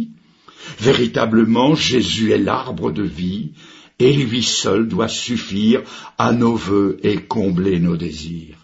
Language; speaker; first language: French; native; French